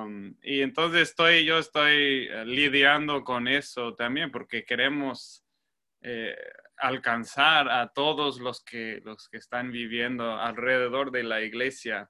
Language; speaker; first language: Spanish; non-native, fluent; English